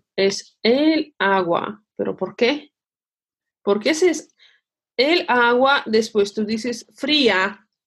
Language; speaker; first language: Spanish; non-native, fluent; Russian